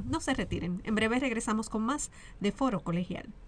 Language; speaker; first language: Spanish; native; Spanish